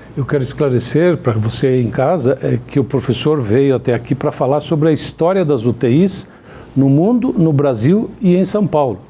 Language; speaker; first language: Portuguese; native; Portuguese